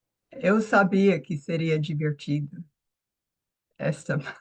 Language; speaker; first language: Portuguese; non-native, fluent; English